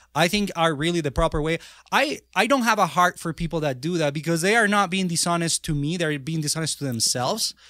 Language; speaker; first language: English; non-native, fluent; Spanish